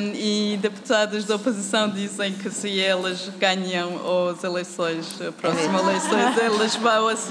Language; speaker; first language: Portuguese; non-native, fluent; Turkish